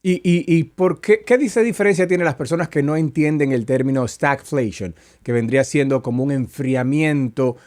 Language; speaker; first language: Spanish; native; Spanish